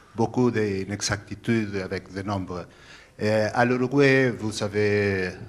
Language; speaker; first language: French; non-native, learner; Spanish